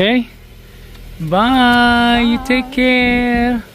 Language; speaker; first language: English; non-native, local second language; Filipino